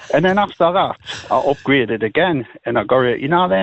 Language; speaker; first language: English; native; English